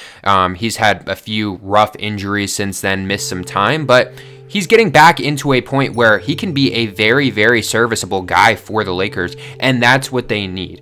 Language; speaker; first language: English; native; English